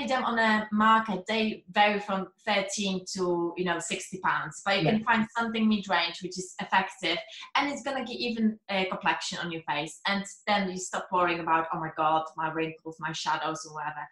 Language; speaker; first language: English; non-native, fluent; Polish